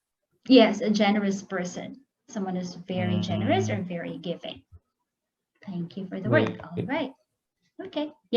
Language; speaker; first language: English; non-native, local second language; Filipino